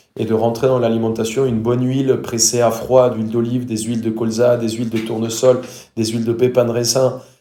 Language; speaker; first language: French; non-native, fluent; Spanish